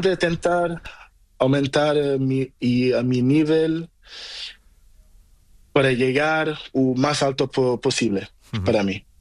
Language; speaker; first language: Spanish; non-native, learner; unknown